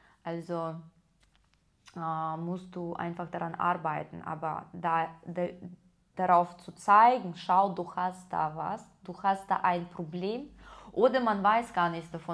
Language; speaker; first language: German; non-native, fluent; Russian